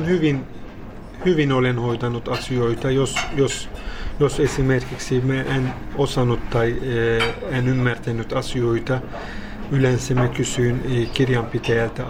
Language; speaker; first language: Finnish; non-native, fluent; Turkish